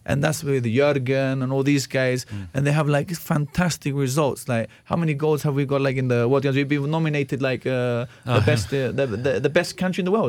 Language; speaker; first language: English; non-native, fluent; Greek